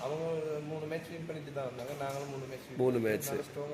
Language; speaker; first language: Tamil; native; Tamil